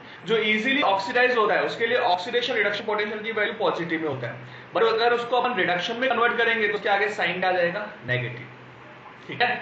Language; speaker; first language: Hindi; native; Hindi